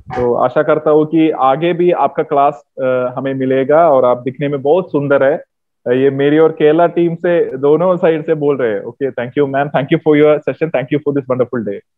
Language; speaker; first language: Hindi; non-native, local second language; Malayalam